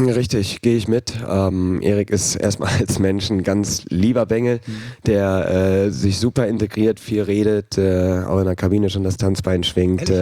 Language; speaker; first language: German; native; German